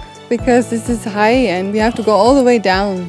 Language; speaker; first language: English; non-native, learner; German